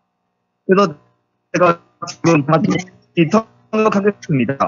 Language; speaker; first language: Korean; non-native, fluent; Chinese